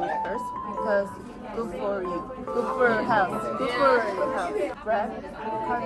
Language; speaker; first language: English; non-native, learner; Korean